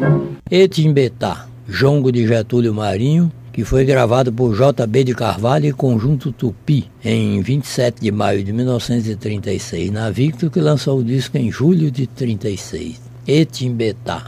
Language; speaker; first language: Portuguese; native; Portuguese